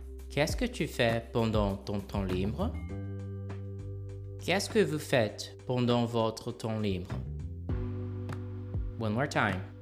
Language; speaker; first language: French; non-native, fluent; Portuguese